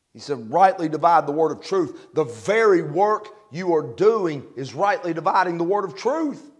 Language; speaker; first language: English; native; English